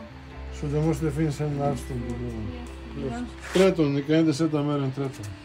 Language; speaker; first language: Swedish; non-native, fluent; Portuguese